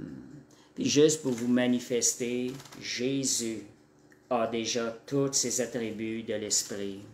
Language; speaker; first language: French; native; French